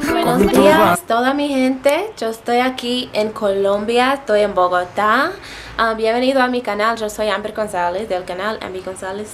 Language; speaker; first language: Spanish; non-native, learner; English